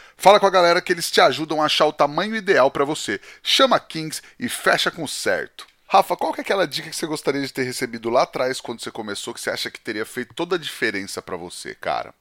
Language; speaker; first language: Portuguese; native; Portuguese